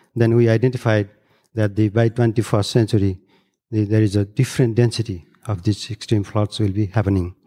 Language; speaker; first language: English; non-native, local second language; Nepali